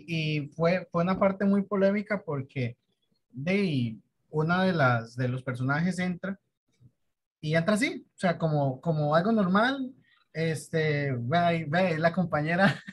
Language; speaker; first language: Spanish; native; Spanish